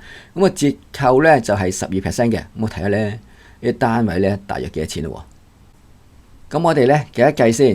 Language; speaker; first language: Cantonese; native; Cantonese